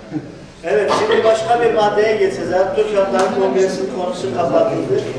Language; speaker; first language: Turkish; native; Turkish